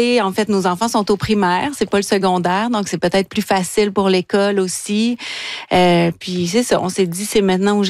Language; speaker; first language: French; native; French